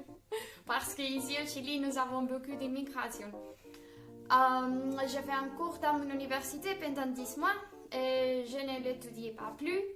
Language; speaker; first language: French; non-native, learner; Spanish